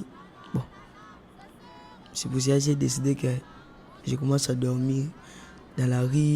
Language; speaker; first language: French; non-native, local second language; Lingala